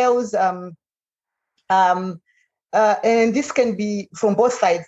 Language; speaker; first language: English; non-native, local second language; Shona